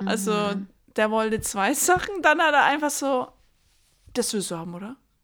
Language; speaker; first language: German; non-native, fluent; English